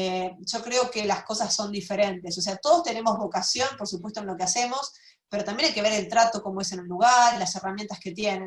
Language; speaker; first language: Spanish; native; Spanish